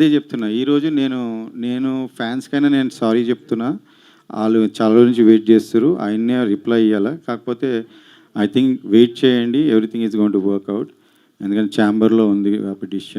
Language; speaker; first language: Telugu; native; Telugu